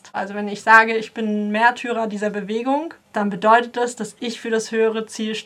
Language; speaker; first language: German; native; German